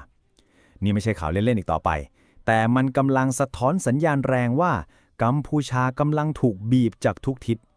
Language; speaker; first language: Thai; native; Thai